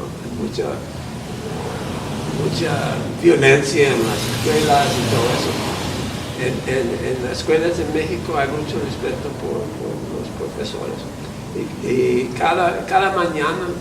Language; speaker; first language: Spanish; non-native, fluent; English